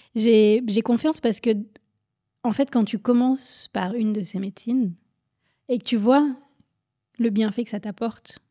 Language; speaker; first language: French; native; French